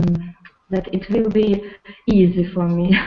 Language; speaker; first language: English; non-native, learner; Russian